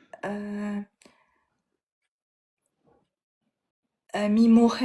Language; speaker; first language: Spanish; non-native, learner; French